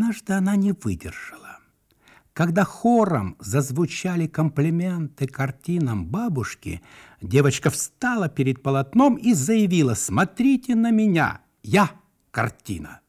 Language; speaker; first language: Russian; native; Russian